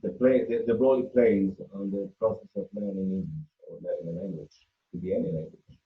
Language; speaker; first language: English; non-native, fluent; Spanish